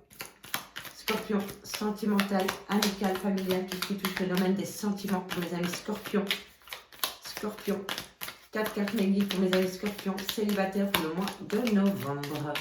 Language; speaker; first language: French; native; French